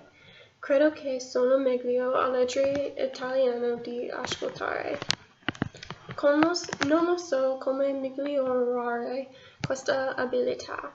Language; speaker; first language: Italian; non-native, learner; English